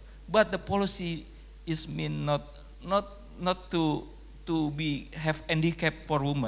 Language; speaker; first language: English; non-native, local second language; Indonesian